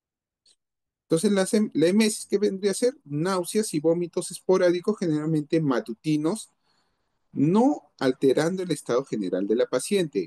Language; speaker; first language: Spanish; native; Spanish